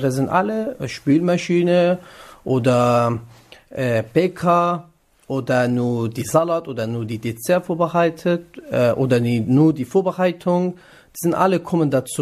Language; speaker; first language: German; non-native, learner; Kurdish